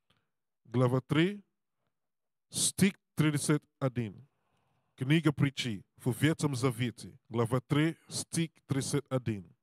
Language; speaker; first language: Russian; non-native, learner; English